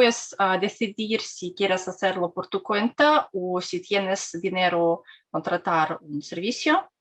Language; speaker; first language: Spanish; non-native, learner; Russian